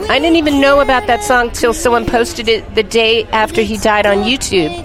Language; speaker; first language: English; native; English